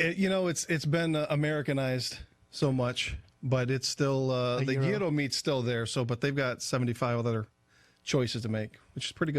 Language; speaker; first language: English; native; English